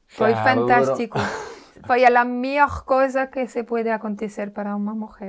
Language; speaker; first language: Spanish; non-native, learner; French